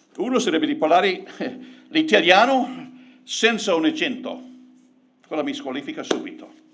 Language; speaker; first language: Italian; non-native, fluent; English